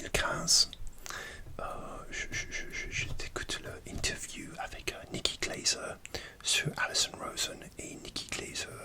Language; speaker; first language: French; non-native, learner; English